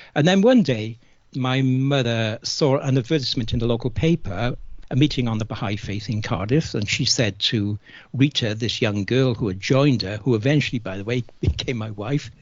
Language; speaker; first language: English; native; English